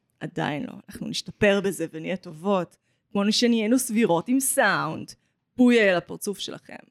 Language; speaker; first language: Hebrew; native; Hebrew